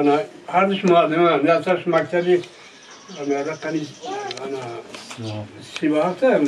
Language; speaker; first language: Persian; native; Persian